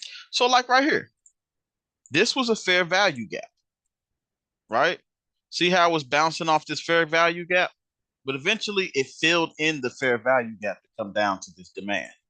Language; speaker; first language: English; native; English